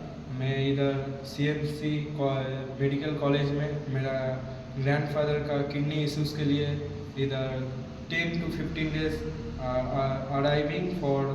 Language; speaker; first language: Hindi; non-native, local second language; Bangla